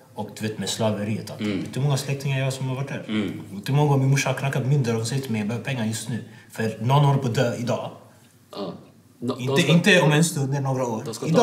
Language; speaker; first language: Swedish; non-native, local second language; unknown